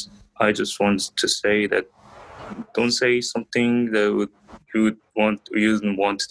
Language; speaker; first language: English; non-native, learner; Korean